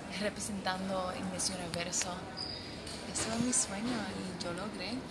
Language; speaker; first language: Spanish; early bilingual, heritage; English